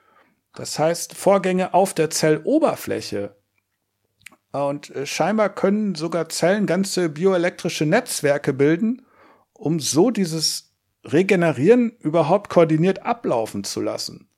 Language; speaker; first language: German; native; German